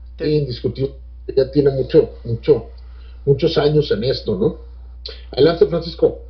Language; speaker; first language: Spanish; native; Spanish